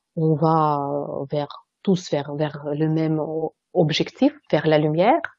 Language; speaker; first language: French; non-native, fluent; Russian